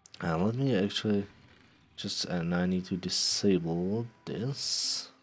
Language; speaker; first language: English; non-native, fluent; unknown